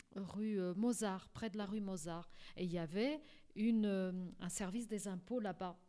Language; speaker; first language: French; early bilingual, other home language; Portuguese